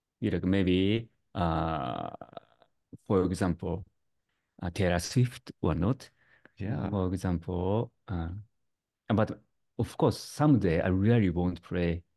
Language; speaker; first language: English; non-native, learner; Japanese